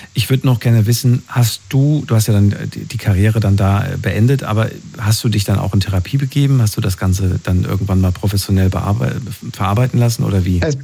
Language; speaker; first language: German; native; German